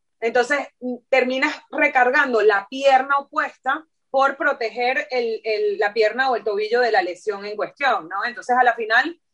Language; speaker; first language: Spanish; native; Spanish